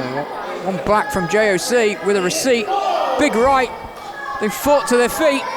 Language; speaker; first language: English; native; English